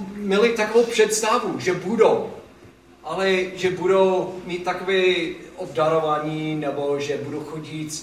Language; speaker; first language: Czech; non-native, fluent; English